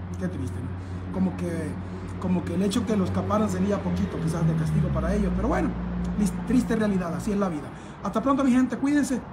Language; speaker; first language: Spanish; native; Spanish